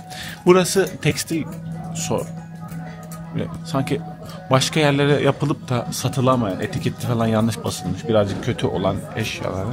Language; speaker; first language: Turkish; native; Turkish